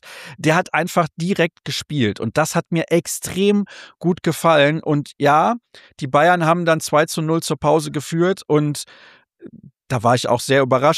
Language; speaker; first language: German; native; German